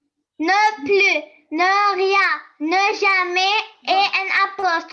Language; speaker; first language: French; non-native, learner; Arabic